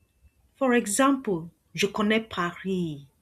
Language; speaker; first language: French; non-native, fluent; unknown